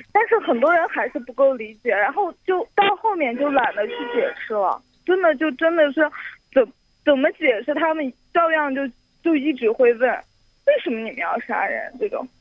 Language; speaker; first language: Chinese; non-native, local second language; Uyghur